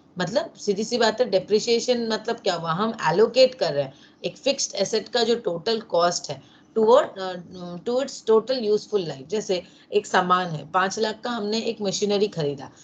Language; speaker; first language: Hindi; non-native, local second language; Bangla